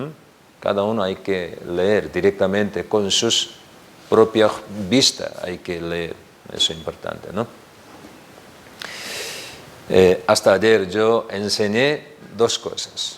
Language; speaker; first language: Spanish; non-native, learner; Korean